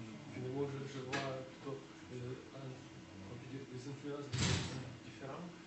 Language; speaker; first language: French; non-native, fluent; Russian